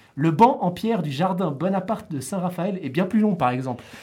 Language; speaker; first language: French; native; French